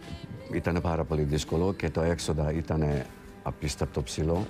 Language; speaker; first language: Greek; non-native, fluent; Hungarian